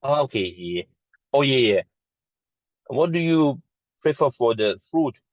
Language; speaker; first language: English; non-native, learner; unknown